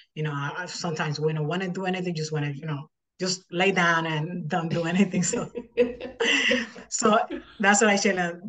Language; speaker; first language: English; non-native, fluent; Spanish